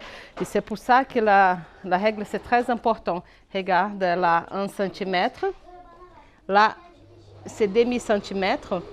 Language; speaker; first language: French; non-native, fluent; Portuguese